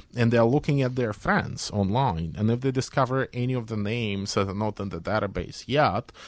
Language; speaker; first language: English; non-native, fluent; Belarusian